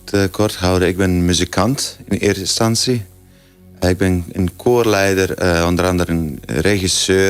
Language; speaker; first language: Dutch; non-native, fluent; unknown